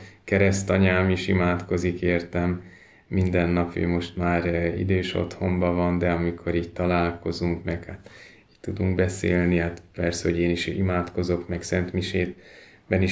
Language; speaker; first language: Hungarian; native; Hungarian